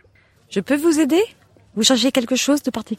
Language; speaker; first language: French; native; French